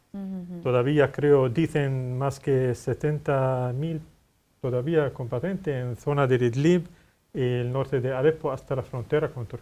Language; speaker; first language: Spanish; non-native, fluent; Arabic